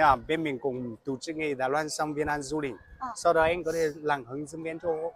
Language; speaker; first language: Vietnamese; non-native, fluent; Chinese